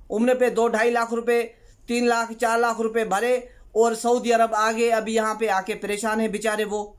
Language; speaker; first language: Urdu; non-native, local second language; Sindhi